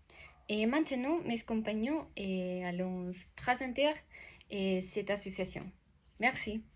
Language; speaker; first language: French; non-native, learner; Spanish